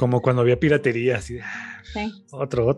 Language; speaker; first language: Spanish; native; Spanish